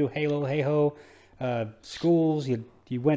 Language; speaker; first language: English; native; English